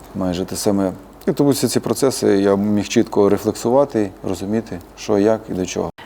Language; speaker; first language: Ukrainian; native; Ukrainian